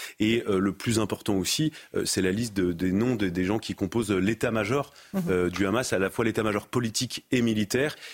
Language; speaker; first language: French; native; French